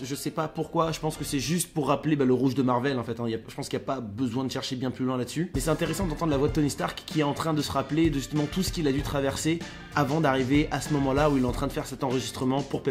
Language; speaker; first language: French; native; French